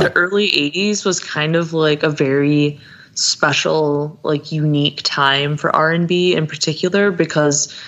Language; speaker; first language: English; native; English